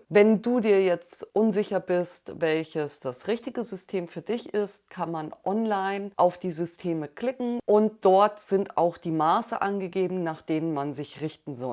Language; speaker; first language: German; native; German